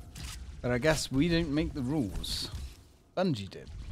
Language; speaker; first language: English; native; English